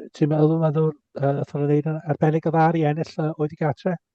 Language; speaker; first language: Welsh; non-native, local second language; English